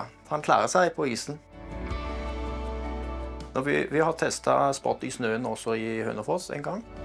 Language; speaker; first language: Norwegian; non-native, fluent; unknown